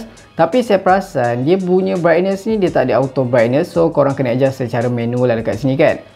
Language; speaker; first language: Malay; native; Malay